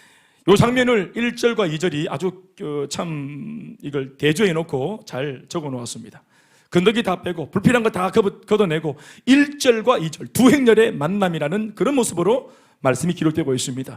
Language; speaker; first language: Korean; native; Korean